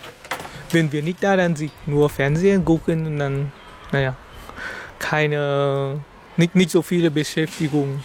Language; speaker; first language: German; non-native, fluent; Vietnamese